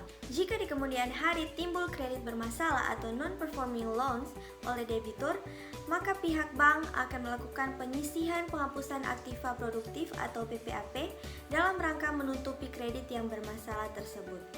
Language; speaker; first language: Indonesian; native; Indonesian